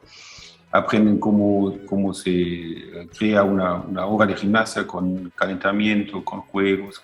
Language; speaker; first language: Spanish; non-native, fluent; German